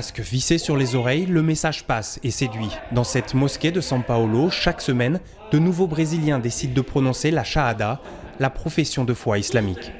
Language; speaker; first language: French; native; French